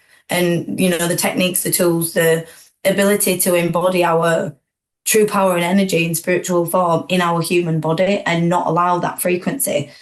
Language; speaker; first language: English; native; English